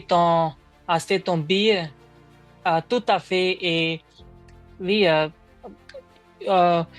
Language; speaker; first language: French; non-native, learner; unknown